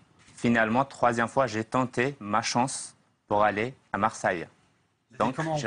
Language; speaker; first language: French; non-native, learner; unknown